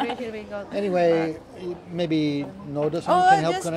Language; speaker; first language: English; non-native, learner; Japanese